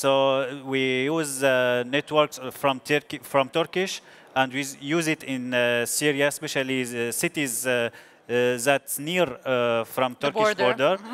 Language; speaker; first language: English; non-native, learner; Arabic